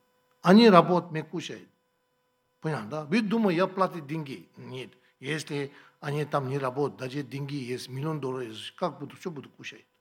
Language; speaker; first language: Russian; non-native, learner; Tibetan